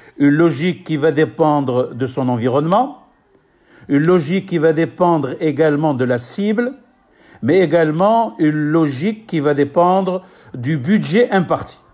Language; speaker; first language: French; non-native, local second language; Arabic